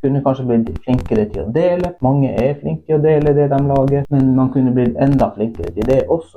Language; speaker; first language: Norwegian; non-native, local second language; Northern Sami